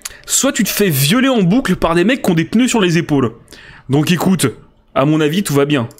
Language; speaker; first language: French; native; French